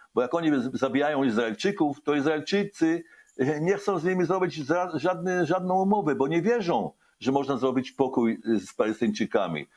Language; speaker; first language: Polish; early bilingual, heritage; Hebrew